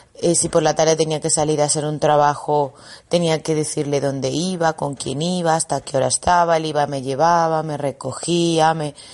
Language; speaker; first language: Spanish; native; Spanish